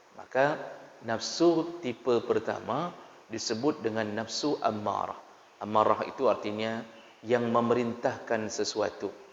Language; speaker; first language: Malay; non-native, local second language; Achinese